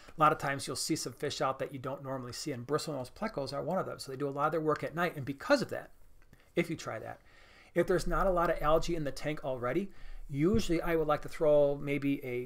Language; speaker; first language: English; native; English